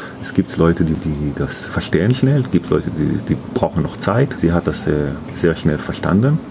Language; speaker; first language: German; non-native, learner; Hebrew